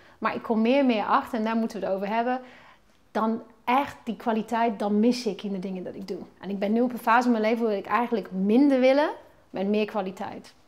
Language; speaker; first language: Dutch; non-native, fluent; English